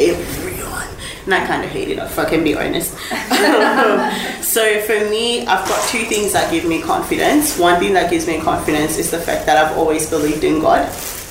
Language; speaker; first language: English; non-native, local second language; Shona